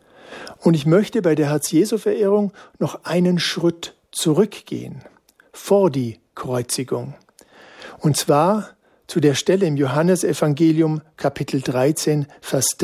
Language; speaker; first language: German; native; German